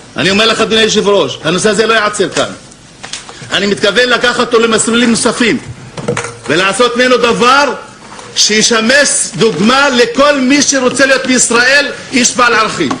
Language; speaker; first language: Hebrew; non-native, local second language; Arabic